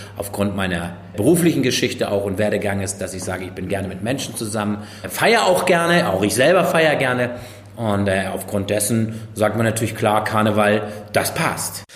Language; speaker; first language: German; native; German